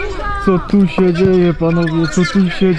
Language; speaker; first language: Polish; native; Polish